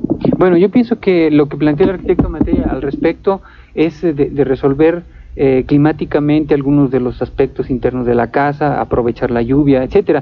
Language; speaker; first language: Spanish; native; Spanish